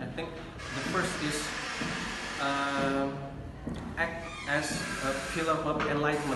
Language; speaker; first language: English; non-native, learner; Indonesian